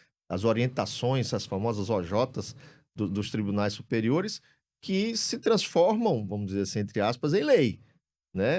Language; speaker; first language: Portuguese; native; Portuguese